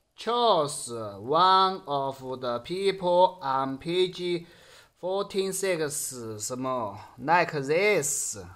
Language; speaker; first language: English; non-native, learner; Chinese